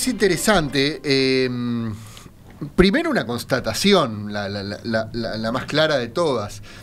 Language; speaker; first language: Spanish; native; Spanish